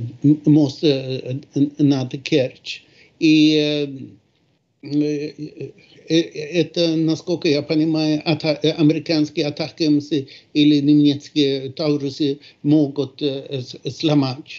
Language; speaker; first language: Russian; non-native, fluent; Swedish